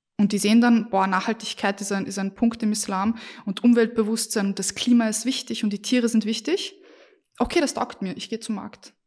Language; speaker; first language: German; early bilingual, other home language; Bosnian